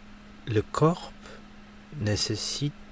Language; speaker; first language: French; non-native, learner; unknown